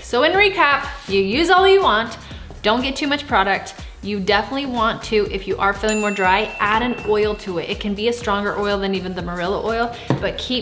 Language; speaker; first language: English; native; English